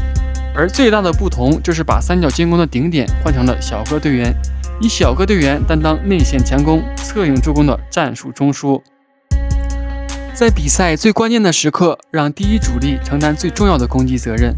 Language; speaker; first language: Chinese; native; Chinese